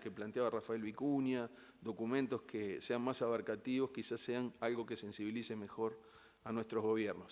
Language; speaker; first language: Spanish; native; Spanish